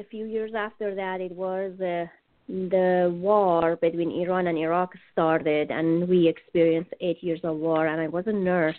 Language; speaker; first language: English; non-native, fluent; Persian